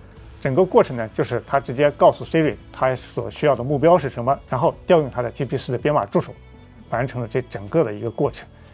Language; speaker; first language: Chinese; native; Chinese